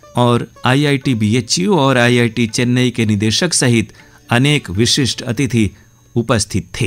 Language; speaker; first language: Hindi; native; Hindi